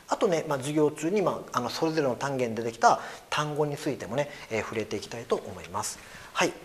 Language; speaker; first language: Japanese; native; Japanese